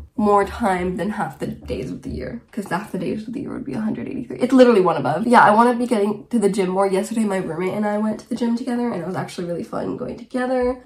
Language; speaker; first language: English; early bilingual, other home language; Romanian